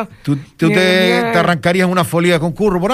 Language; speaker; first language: Spanish; native; Spanish